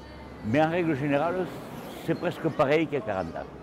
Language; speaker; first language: French; native; French